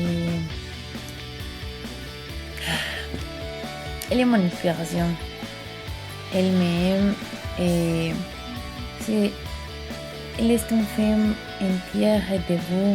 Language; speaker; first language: French; non-native, learner; Spanish